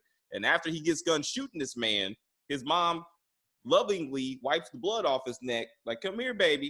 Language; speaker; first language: English; native; English